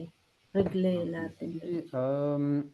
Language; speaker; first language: French; non-native, learner; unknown